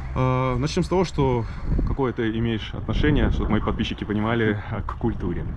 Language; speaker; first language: Russian; native; Russian